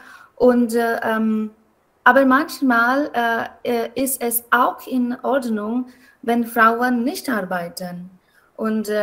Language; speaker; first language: German; non-native, learner; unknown